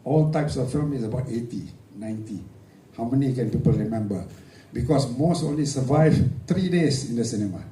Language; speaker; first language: English; non-native, local second language; Malay